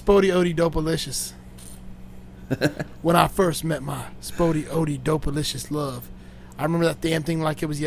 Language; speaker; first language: English; native; English